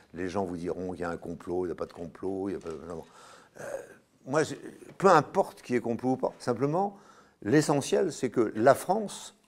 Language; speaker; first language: French; native; French